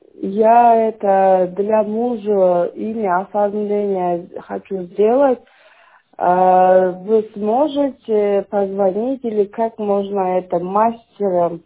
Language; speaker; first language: Russian; non-native, learner; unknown